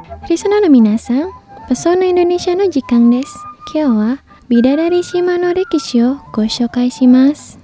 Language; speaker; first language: Japanese; non-native, fluent; Indonesian